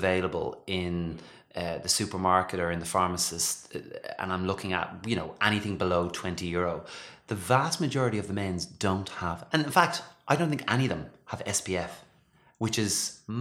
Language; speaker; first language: English; native; English